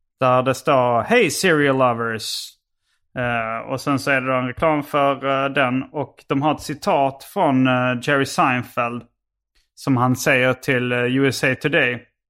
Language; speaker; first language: Swedish; native; Swedish